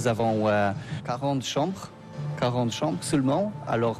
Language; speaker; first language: French; non-native, learner; Polish